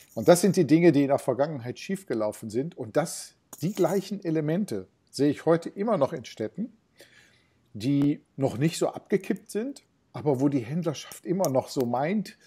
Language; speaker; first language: German; native; German